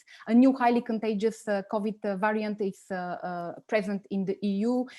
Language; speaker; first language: English; non-native, fluent; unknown